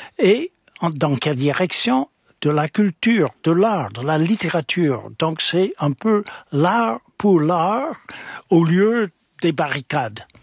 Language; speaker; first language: French; non-native, fluent; English